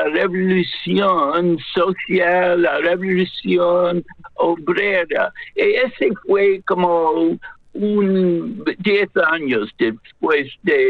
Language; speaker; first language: Spanish; non-native, fluent; English